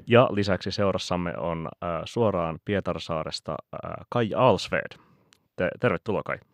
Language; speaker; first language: Finnish; native; Finnish